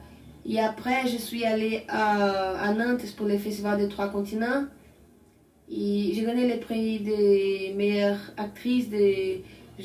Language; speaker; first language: French; non-native, learner; Portuguese